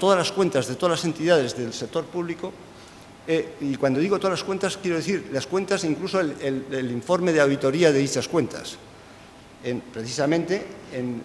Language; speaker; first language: Spanish; native; Spanish